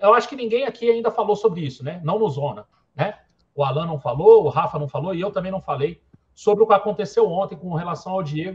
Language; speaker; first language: Portuguese; native; Portuguese